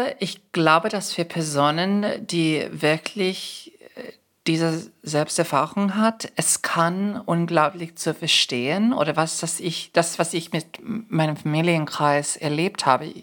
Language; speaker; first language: German; non-native, fluent; English